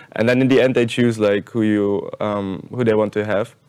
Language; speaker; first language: English; non-native, fluent; German